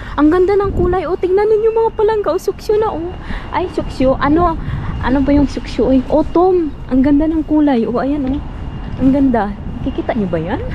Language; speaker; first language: Filipino; non-native, local second language; Hiligaynon